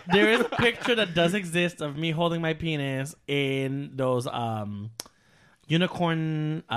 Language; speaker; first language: English; native; English